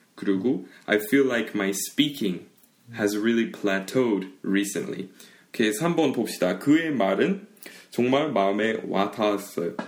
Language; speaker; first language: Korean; early bilingual, heritage; Korean